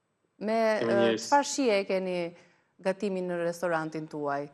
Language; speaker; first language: Albanian; native; Albanian